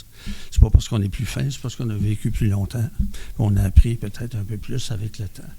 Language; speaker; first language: French; native; French